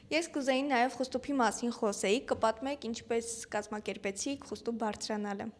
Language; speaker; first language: Armenian; native; Armenian